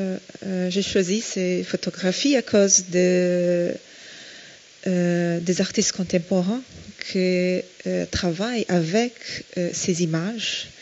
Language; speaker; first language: French; non-native, fluent; Portuguese